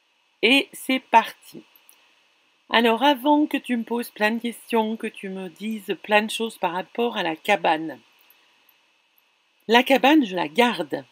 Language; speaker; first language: French; native; French